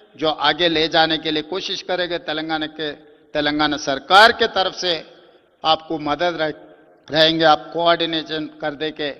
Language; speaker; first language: Hindi; non-native, local second language; Telugu